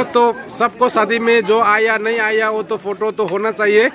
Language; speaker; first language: Hindi; non-native, local second language; Rongmei Naga